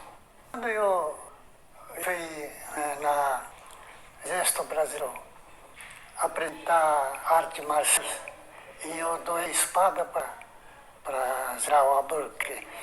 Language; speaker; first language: Portuguese; non-native, learner; Japanese